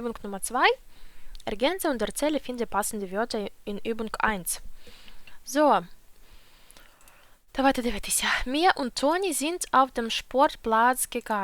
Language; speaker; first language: German; non-native, fluent; Ukrainian